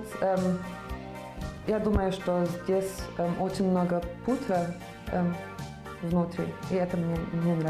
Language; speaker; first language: Russian; non-native, learner; Serbian